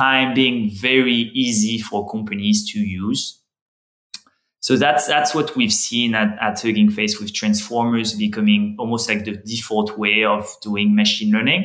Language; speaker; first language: English; non-native, fluent; French